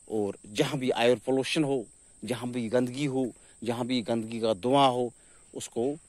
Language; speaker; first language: Urdu; non-native, local second language; Kashmiri